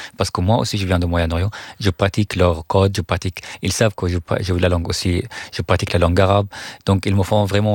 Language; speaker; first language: French; non-native, fluent; Arabic